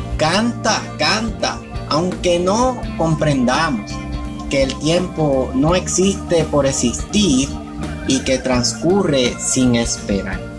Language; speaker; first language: Spanish; native; Spanish